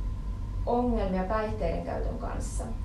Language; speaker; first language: Finnish; native; Finnish